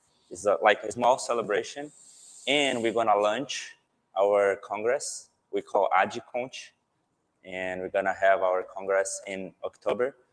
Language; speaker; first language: English; non-native, fluent; Portuguese